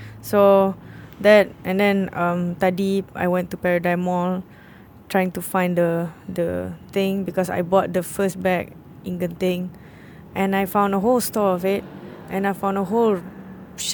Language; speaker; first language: English; non-native, local second language; Malay